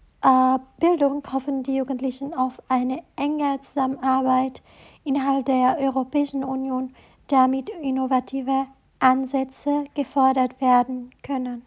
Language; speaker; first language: German; non-native, fluent; Arabic